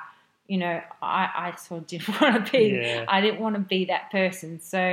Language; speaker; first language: English; native; English